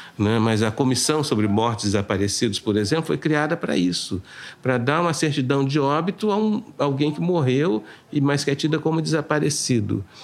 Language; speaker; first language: Portuguese; native; Portuguese